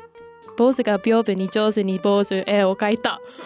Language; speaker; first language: Japanese; non-native, fluent; English